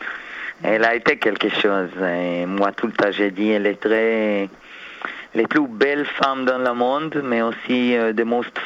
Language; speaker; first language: French; non-native, learner; Hebrew